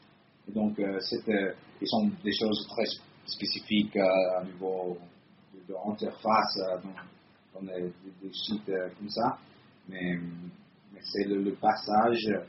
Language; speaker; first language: French; non-native, fluent; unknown